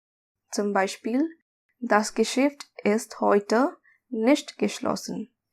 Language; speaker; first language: German; non-native, fluent; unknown